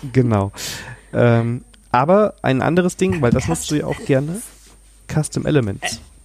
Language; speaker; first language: German; native; German